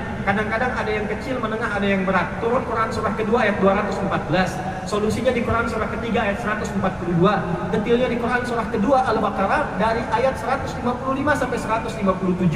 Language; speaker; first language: Indonesian; native; Indonesian